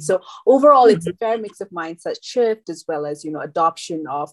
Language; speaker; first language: English; non-native, local second language; Nepali